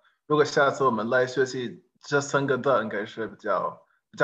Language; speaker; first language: Chinese; non-native, fluent; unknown